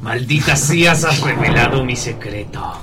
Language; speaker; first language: Spanish; native; Spanish